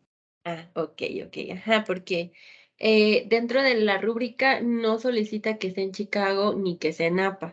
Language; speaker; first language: Spanish; native; Spanish